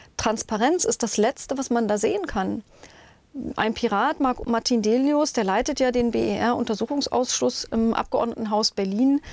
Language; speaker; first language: German; native; German